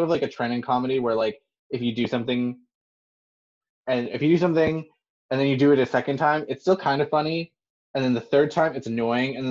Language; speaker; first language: English; non-native, fluent; French